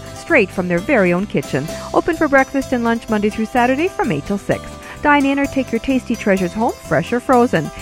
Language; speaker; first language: English; early bilingual, other home language; Ukrainian